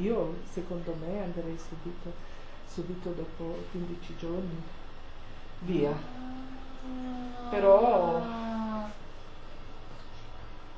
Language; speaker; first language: Italian; non-native, fluent; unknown